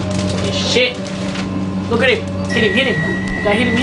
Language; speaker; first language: English; native; English